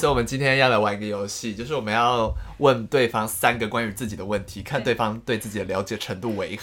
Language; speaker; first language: Chinese; native; Chinese